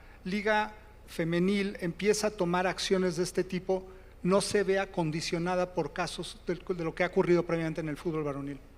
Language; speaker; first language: Spanish; native; Spanish